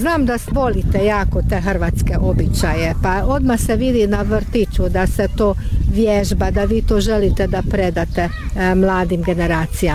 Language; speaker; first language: Croatian; native; Croatian